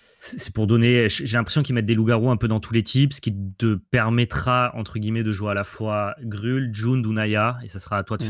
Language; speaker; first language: French; native; French